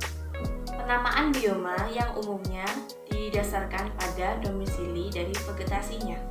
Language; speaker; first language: Indonesian; native; Indonesian